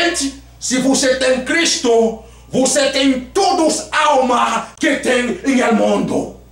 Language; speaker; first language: Portuguese; non-native, learner; Haitian Creole